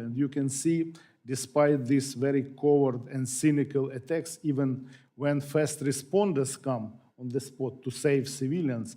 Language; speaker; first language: English; non-native, fluent; Ukrainian